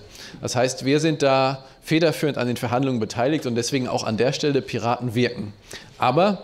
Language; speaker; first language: German; native; German